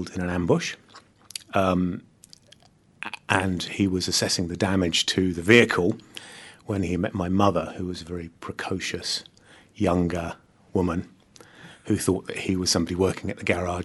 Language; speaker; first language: English; native; English